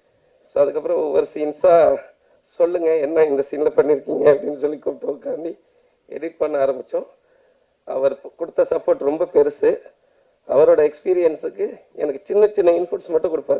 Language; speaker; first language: Tamil; native; Tamil